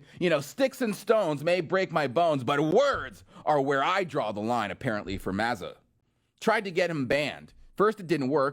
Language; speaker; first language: English; native; English